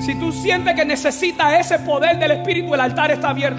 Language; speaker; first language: Spanish; non-native, fluent; English